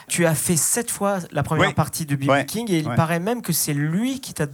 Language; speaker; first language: French; native; French